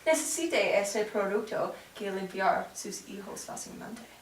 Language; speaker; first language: Spanish; non-native, learner; English